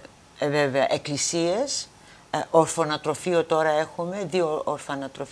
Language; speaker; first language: Greek; early bilingual, heritage; Greek